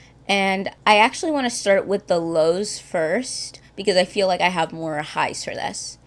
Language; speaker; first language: English; native; English